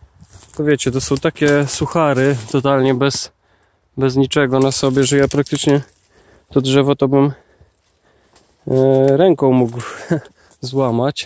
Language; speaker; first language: Polish; native; Polish